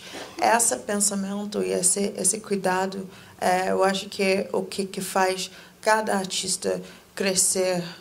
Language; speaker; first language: Portuguese; non-native, fluent; English